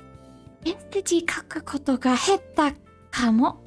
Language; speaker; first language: Japanese; non-native, learner; English